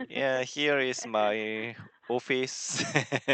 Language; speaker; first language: English; non-native, learner; Korean